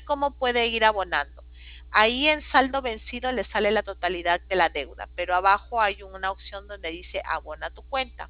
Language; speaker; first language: Spanish; native; Spanish